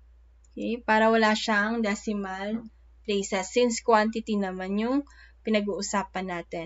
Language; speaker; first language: Filipino; native; Filipino